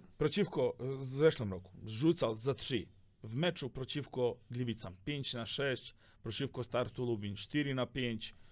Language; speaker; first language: Polish; non-native, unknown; Serbian